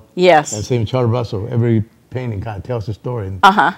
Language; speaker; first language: English; non-native, local second language; Cantonese